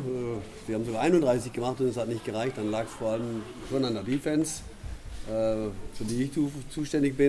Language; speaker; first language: German; native; German